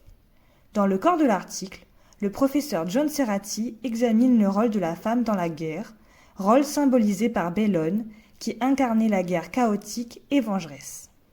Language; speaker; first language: French; native; French